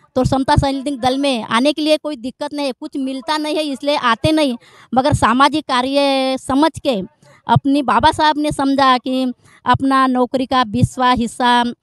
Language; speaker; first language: Hindi; non-native, local second language; Marathi